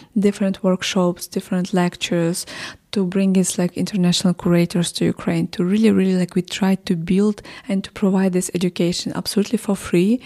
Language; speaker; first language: English; non-native, fluent; Ukrainian